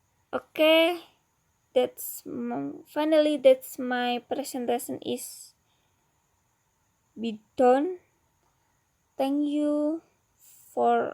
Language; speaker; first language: English; non-native, learner; Indonesian